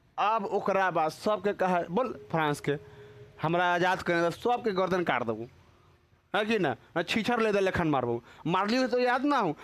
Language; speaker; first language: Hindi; native; Hindi